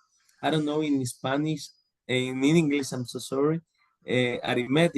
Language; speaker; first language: English; non-native, learner; Spanish